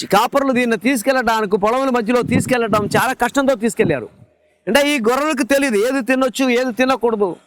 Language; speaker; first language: Telugu; non-native, fluent; Malayalam